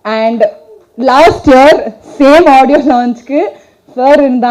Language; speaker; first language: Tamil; non-native, learner; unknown